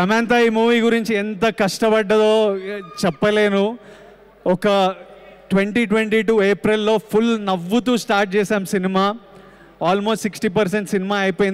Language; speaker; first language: Telugu; native; Telugu